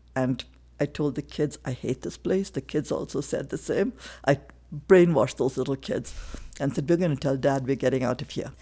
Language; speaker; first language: English; non-native, local second language; Tamil